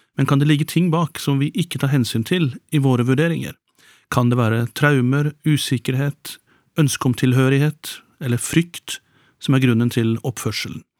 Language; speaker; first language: Norwegian; native; Norwegian